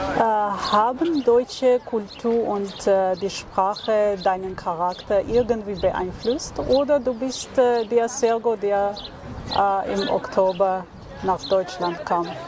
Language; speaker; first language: German; non-native, fluent; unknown